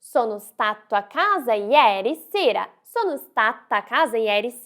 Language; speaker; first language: Italian; non-native, fluent; Portuguese